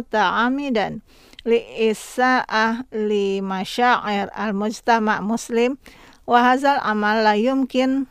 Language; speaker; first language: Arabic; non-native, fluent; Indonesian